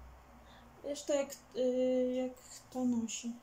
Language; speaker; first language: Polish; non-native, learner; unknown